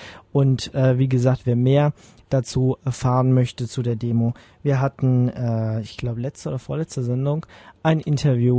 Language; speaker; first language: German; native; German